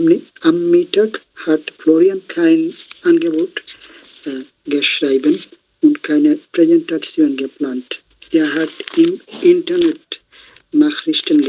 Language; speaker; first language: German; non-native, learner; Bangla